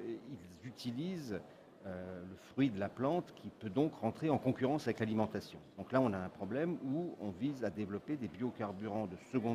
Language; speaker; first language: French; native; French